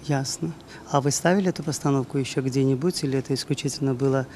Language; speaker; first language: Russian; non-native, local second language; Georgian